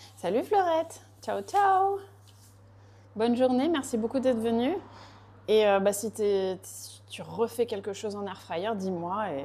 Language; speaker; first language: French; early bilingual, other home language; Portuguese